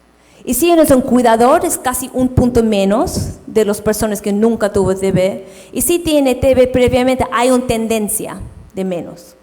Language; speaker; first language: Spanish; non-native, fluent; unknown